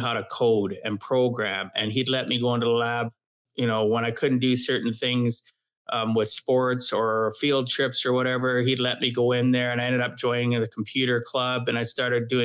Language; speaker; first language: English; native; English